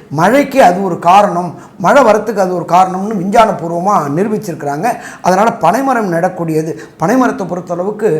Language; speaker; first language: Tamil; native; Tamil